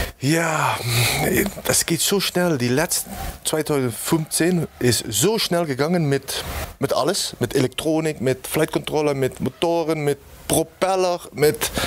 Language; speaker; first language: German; non-native, learner; Dutch